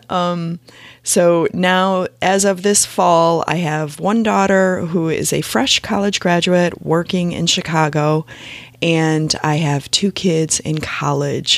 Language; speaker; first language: English; native; English